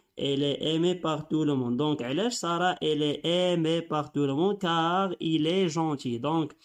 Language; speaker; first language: French; non-native, local second language; Arabic